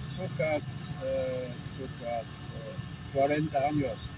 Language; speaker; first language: Spanish; non-native, fluent; German